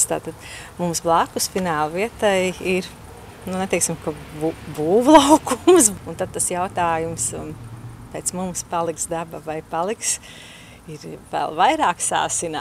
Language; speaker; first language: Latvian; native; Latvian